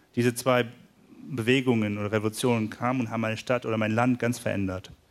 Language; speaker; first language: German; native; German